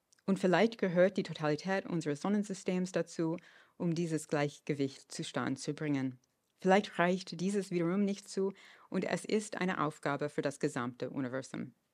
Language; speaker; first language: German; non-native, fluent; English